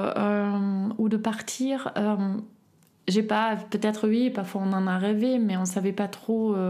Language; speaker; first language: French; non-native, fluent; German